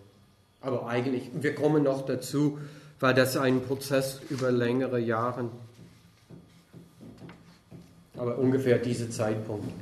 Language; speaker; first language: German; non-native, fluent; English